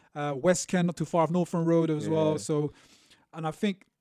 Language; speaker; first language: English; native; English